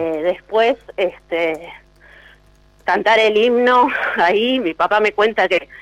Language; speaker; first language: Spanish; native; Spanish